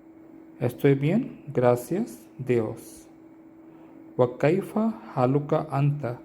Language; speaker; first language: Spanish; non-native, learner; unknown